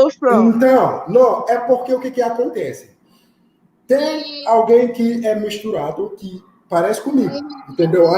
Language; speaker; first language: Portuguese; non-native, learner; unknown